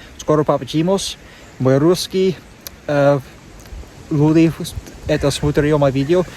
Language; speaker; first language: Russian; non-native, learner; English